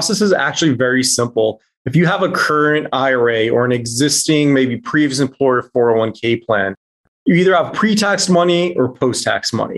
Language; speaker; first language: English; native; English